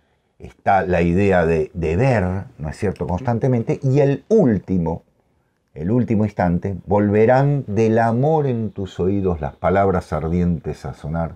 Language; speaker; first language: Spanish; native; Spanish